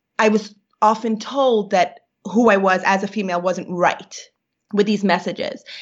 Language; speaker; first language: English; native; English